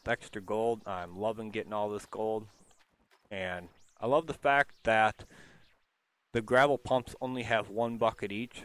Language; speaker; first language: English; native; English